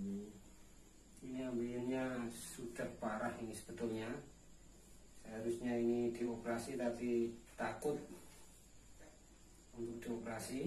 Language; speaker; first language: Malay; non-native, local second language; Javanese